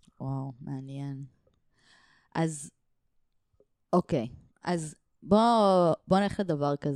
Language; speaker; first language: Hebrew; native; Hebrew